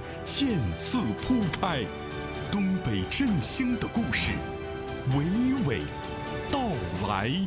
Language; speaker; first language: Chinese; native; Chinese